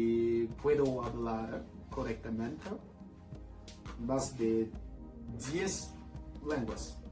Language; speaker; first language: Spanish; non-native, learner; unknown